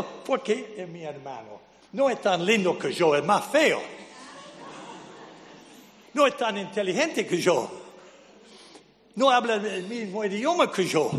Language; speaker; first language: Spanish; non-native, fluent; English